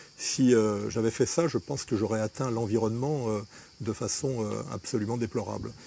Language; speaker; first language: French; native; French